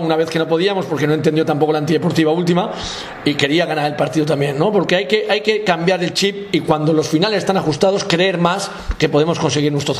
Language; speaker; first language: Spanish; native; Spanish